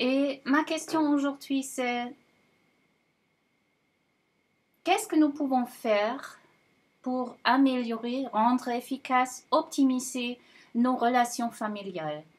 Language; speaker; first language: French; non-native, fluent; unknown